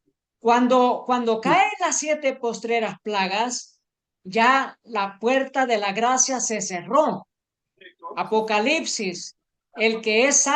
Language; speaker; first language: Spanish; native; Spanish